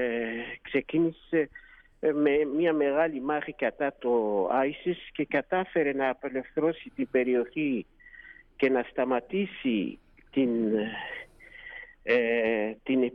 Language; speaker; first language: Greek; non-native, fluent; Kurdish